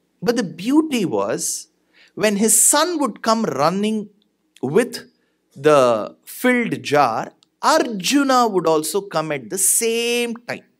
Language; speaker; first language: English; non-native, local second language; Tamil